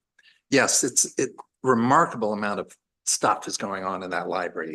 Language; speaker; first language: English; native; English